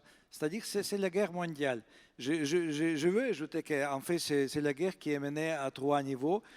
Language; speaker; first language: French; non-native, fluent; Russian